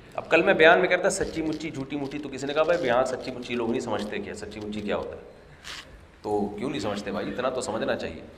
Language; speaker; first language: Urdu; native; Urdu